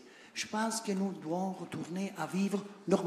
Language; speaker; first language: French; non-native, learner; Italian